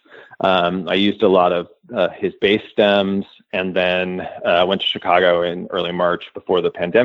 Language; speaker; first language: English; native; English